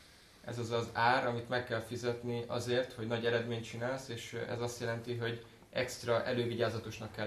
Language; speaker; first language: Hungarian; native; Hungarian